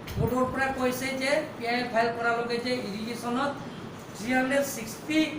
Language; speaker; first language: Assamese; non-native, local second language; Karbi